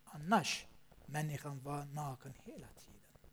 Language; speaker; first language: Swedish; non-native, fluent; Armenian